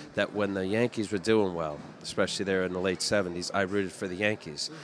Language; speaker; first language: English; native; English